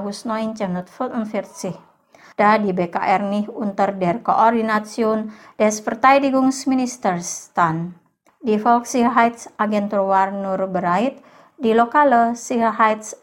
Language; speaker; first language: German; non-native, fluent; Indonesian